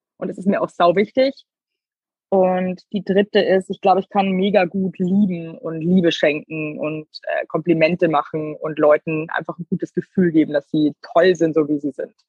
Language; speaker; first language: German; native; German